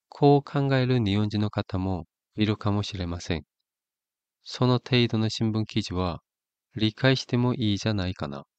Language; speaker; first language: Japanese; non-native, fluent; Korean